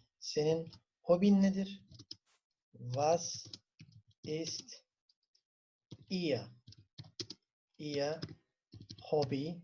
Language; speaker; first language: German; non-native, fluent; Turkish